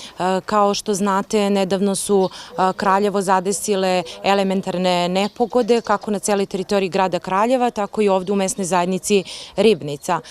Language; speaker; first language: Serbian; native; Serbian